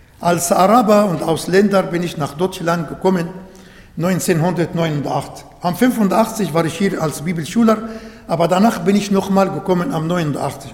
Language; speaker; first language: German; non-native, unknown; Arabic